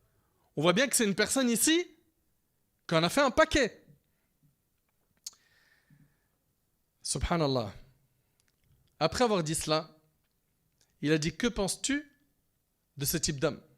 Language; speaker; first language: French; native; French